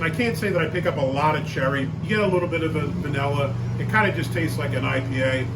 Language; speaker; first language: English; native; English